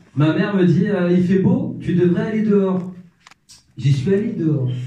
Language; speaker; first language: French; non-native, local second language; Arabic